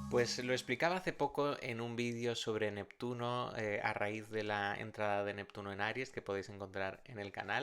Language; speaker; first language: Spanish; native; Spanish